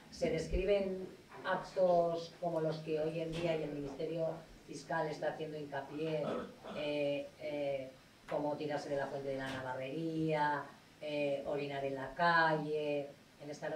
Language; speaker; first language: Spanish; native; Spanish